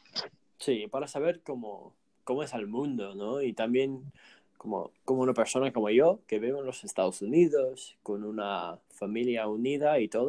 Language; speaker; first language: Spanish; non-native, fluent; English